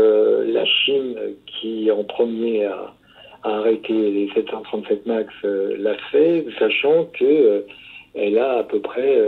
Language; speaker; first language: French; native; French